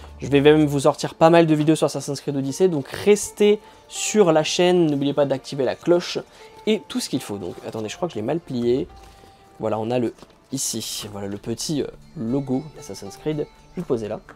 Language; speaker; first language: French; native; French